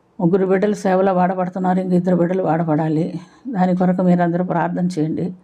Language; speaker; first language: Telugu; non-native, fluent; Malayalam